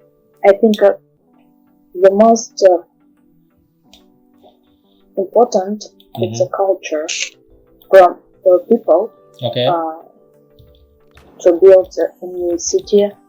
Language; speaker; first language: English; non-native, learner; Russian